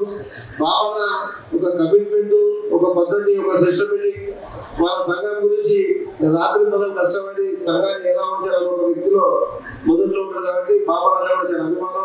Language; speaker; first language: Telugu; native; Telugu